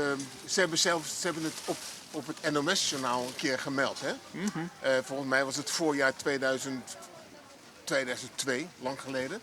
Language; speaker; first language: Dutch; native; Dutch